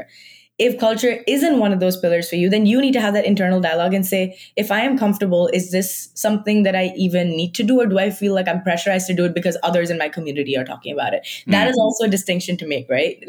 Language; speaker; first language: English; non-native, local second language; Marathi